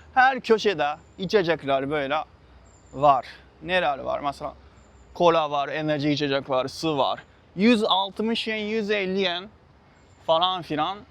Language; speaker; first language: Turkish; non-native, fluent; Japanese